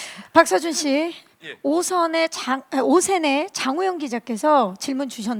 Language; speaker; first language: Korean; native; Korean